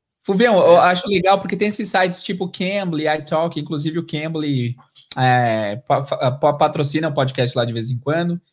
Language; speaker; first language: Portuguese; native; Portuguese